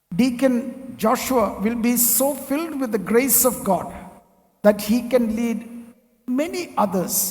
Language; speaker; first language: English; non-native, local second language; Malayalam